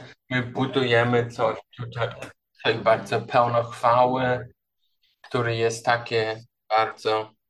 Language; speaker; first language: Polish; non-native, learner; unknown